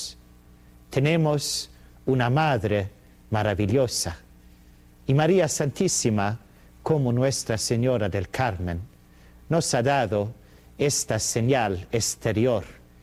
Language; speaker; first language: Spanish; non-native, fluent; Swedish